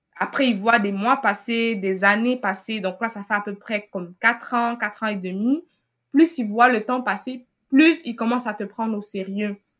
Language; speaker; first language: French; early bilingual, other home language; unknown